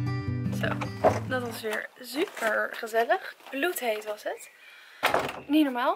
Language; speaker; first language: Dutch; native; Dutch